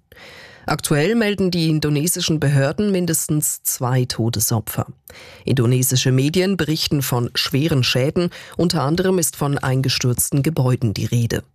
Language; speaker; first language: German; native; German